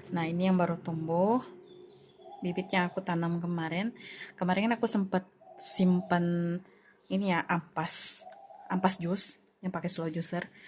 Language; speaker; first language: Indonesian; native; Indonesian